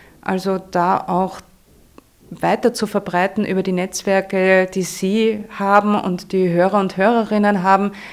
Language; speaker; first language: German; native; German